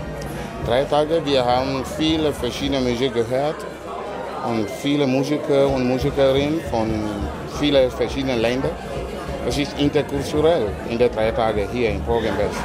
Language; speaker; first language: German; non-native, learner; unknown